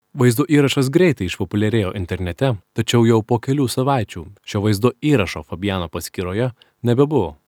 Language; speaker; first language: Lithuanian; native; Lithuanian